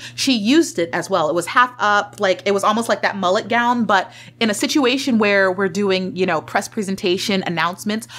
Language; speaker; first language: English; native; English